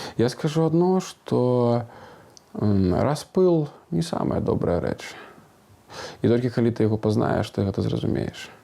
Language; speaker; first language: Belarusian; non-native, local second language; Russian